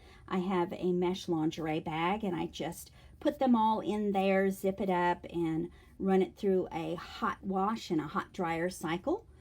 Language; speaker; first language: English; native; English